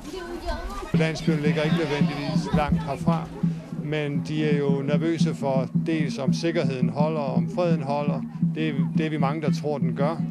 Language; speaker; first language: Danish; native; Danish